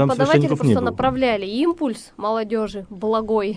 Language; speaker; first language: Russian; native; Russian